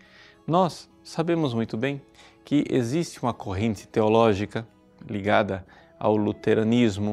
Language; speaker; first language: Portuguese; native; Portuguese